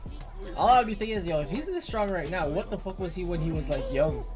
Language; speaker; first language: English; native; English